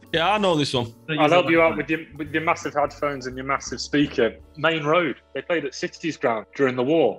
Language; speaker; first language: English; native; English